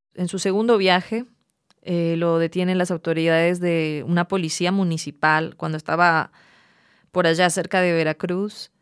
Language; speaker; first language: Spanish; native; Spanish